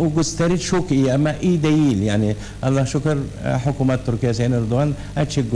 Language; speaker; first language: Turkish; non-native, learner; Arabic